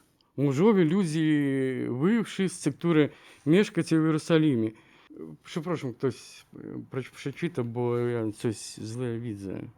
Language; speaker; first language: Polish; non-native, learner; Ukrainian